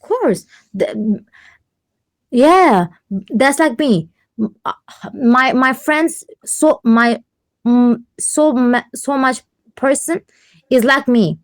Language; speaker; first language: English; non-native, learner; Turkish